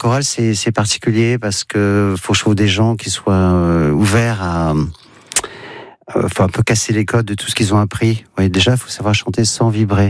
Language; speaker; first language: French; native; French